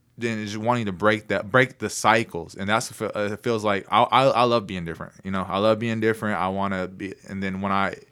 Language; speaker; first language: English; native; English